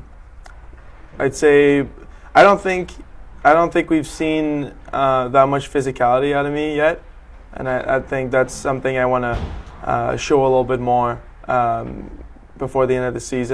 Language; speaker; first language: English; native; English